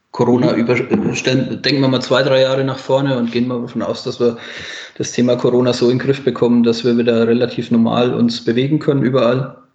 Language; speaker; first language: German; native; German